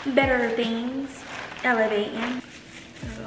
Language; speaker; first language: English; native; English